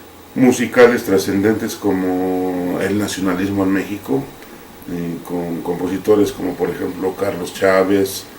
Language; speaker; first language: Spanish; native; Spanish